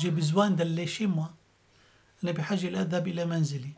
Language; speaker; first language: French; non-native, fluent; Arabic